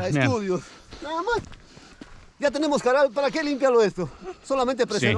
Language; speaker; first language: Spanish; native; Spanish